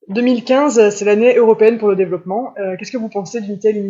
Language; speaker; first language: French; native; French